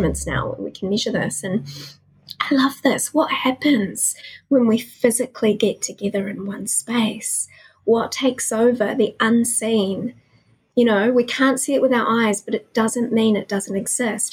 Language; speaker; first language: English; native; English